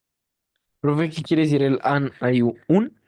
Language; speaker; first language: Spanish; native; Spanish